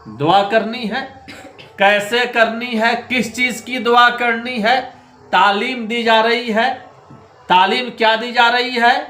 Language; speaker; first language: Urdu; native; Urdu